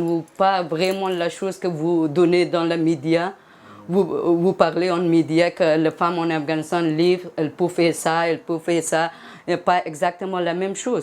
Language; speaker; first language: French; non-native, learner; Persian